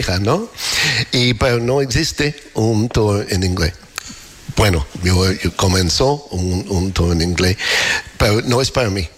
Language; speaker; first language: Spanish; non-native, learner; English